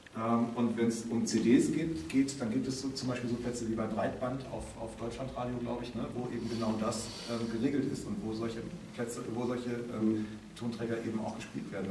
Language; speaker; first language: German; native; German